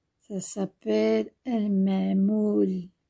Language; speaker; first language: French; non-native, local second language; Arabic